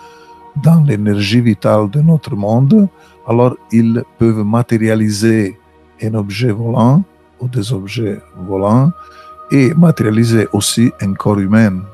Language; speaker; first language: French; non-native, fluent; Italian